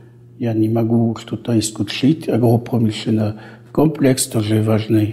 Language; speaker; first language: Russian; non-native, fluent; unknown